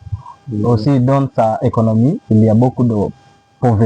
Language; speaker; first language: French; non-native, learner; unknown